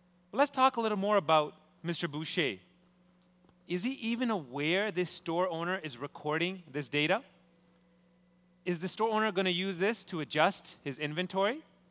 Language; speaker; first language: English; native; English